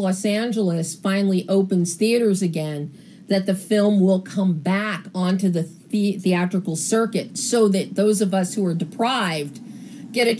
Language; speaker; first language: English; native; English